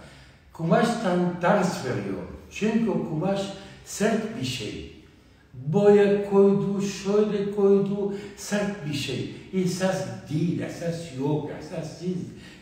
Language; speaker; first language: Turkish; non-native, learner; Arabic